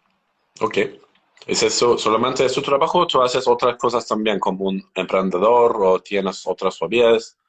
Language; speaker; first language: Spanish; non-native, learner; Turkish